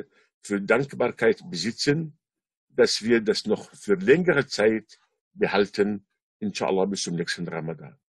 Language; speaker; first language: German; non-native, fluent; Arabic